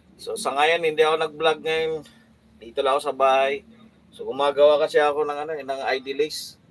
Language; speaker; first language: Filipino; non-native, local second language; Cebuano